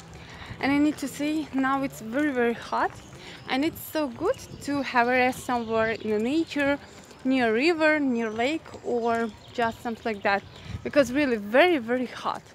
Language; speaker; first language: English; non-native, fluent; Ukrainian